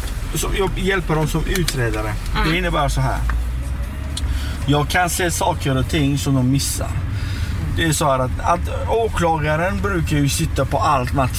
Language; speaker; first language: Swedish; non-native, fluent; Persian